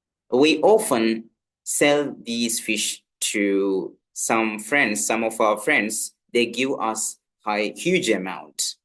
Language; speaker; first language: English; non-native, local second language; Malayalam